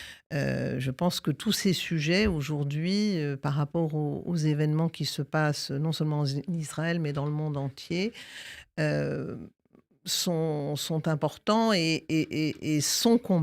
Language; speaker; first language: French; native; French